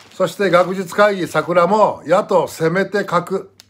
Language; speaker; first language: Japanese; native; Japanese